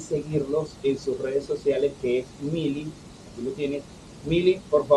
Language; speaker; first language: Spanish; native; Spanish